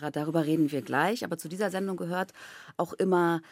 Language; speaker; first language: German; native; German